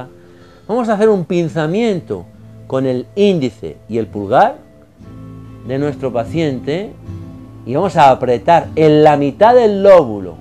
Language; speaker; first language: Spanish; native; Spanish